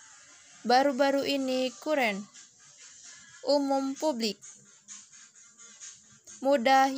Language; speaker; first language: Indonesian; native; Indonesian